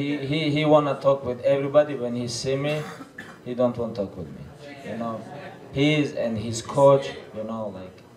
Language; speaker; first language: English; non-native, learner; Russian